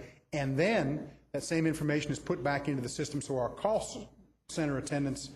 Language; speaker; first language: English; native; English